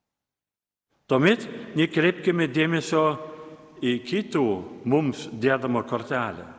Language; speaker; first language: Lithuanian; native; Lithuanian